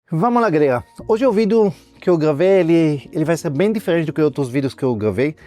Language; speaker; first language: Portuguese; non-native, fluent; Hebrew